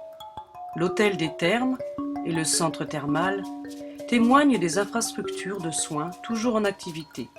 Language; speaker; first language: French; native; French